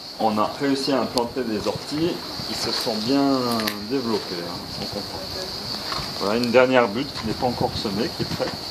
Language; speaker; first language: French; native; French